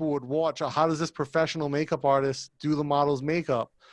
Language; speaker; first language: English; native; English